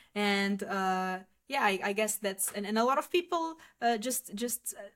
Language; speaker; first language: English; non-native, fluent; Portuguese